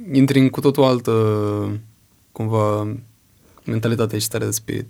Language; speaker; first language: Romanian; early bilingual, heritage; Romanian